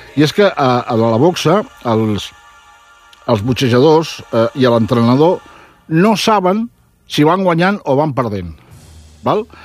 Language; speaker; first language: Catalan; native; Catalan